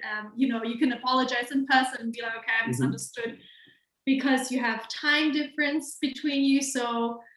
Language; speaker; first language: English; non-native, fluent; German